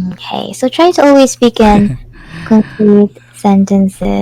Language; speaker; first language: English; non-native, fluent; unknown